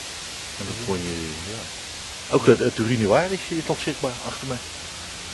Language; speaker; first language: Dutch; native; Dutch